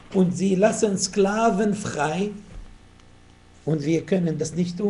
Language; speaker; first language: German; non-native, fluent; Arabic